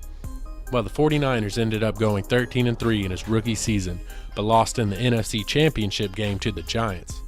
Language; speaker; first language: English; native; English